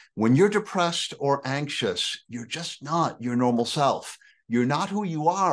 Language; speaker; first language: English; native; English